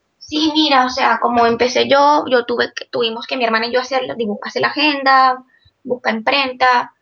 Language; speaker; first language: Spanish; native; Spanish